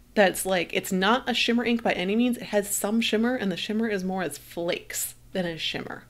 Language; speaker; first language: English; native; English